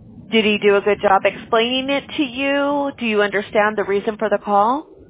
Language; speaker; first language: English; early bilingual, other home language; Spanish